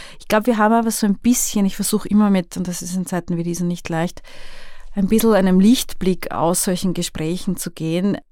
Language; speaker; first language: German; native; German